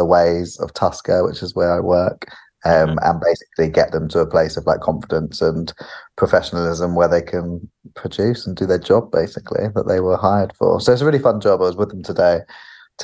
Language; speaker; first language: English; native; English